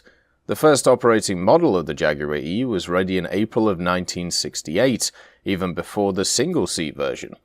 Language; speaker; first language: English; native; English